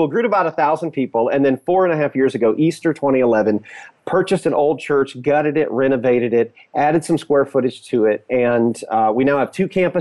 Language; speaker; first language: English; native; English